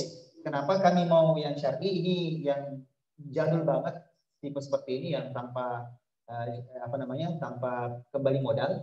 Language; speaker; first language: Indonesian; native; Indonesian